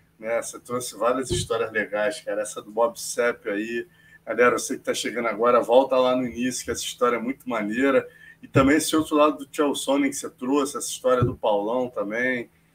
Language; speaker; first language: Portuguese; native; Portuguese